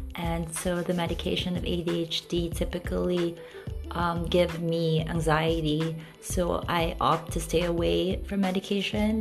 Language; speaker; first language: English; non-native, local second language; Filipino